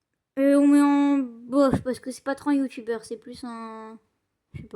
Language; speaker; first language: French; native; French